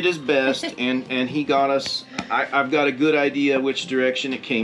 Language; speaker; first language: English; native; English